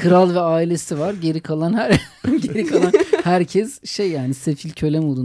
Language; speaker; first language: Turkish; native; Turkish